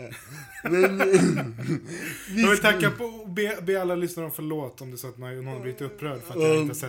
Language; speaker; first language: Swedish; native; Swedish